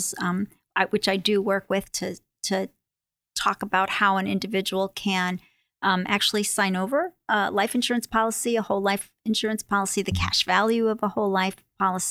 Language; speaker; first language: English; native; English